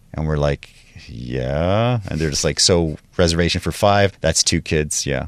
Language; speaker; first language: English; native; English